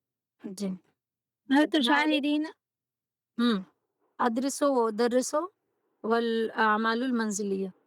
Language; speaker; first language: Arabic; non-native, learner; Urdu